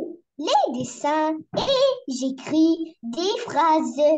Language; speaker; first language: French; non-native, learner; Arabic